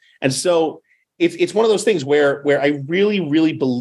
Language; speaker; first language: English; native; English